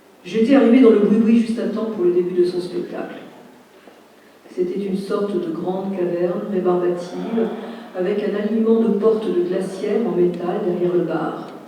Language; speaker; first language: French; native; French